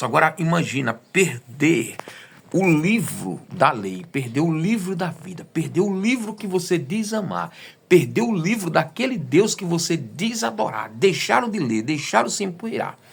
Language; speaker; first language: Portuguese; native; Portuguese